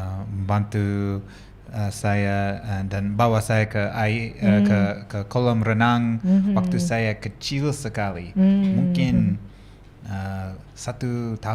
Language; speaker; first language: Indonesian; non-native, learner; English